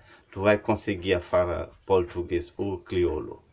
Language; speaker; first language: Portuguese; non-native, learner; Haitian Creole